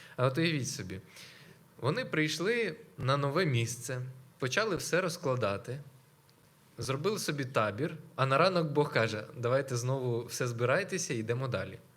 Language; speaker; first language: Ukrainian; non-native, local second language; Russian